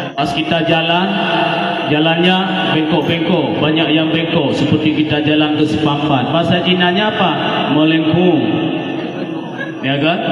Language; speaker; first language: Malay; non-native, local second language; Achinese